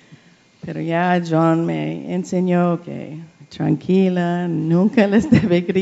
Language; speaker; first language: Spanish; non-native, learner; English